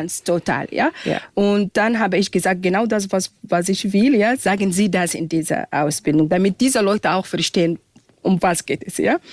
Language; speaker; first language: German; non-native, fluent; Arabic